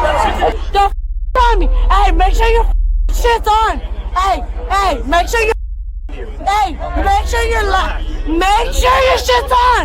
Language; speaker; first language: English; native; English